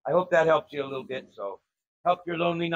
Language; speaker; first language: English; native; English